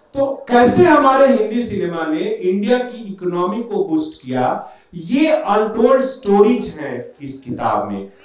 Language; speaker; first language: Hindi; native; Hindi